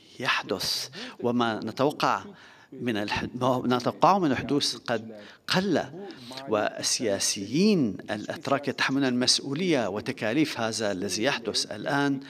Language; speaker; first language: Arabic; non-native, fluent; Turkish